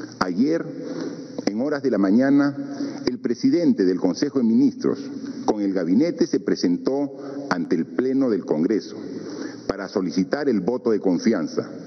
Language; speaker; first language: Spanish; native; Spanish